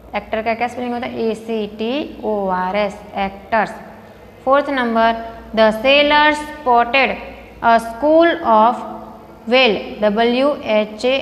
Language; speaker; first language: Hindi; non-native, local second language; Gujarati